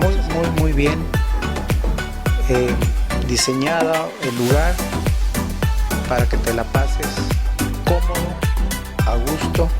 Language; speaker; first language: Spanish; native; Spanish